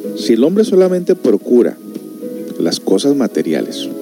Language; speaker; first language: Spanish; early bilingual, heritage; Spanish